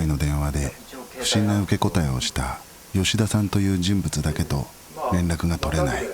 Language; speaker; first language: Japanese; native; Japanese